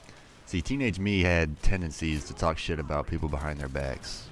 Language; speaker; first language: English; native; English